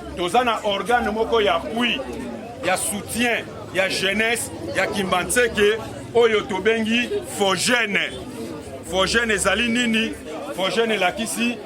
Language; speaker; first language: Lingala; native; Lingala